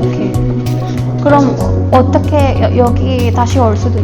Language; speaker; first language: Korean; non-native, learner; Tamil